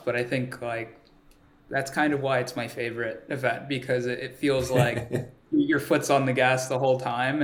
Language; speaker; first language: English; early bilingual, other home language; Swahili